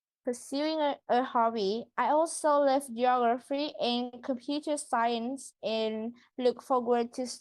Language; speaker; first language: English; non-native, learner; Vietnamese